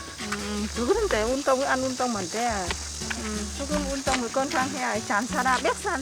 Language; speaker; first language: Korean; non-native, learner; Vietnamese